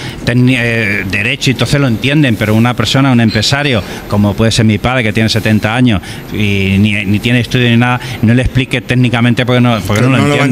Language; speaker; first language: Spanish; native; Spanish